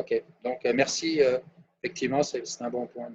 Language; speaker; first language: French; native; French